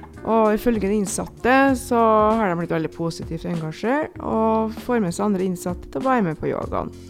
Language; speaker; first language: Norwegian; native; Norwegian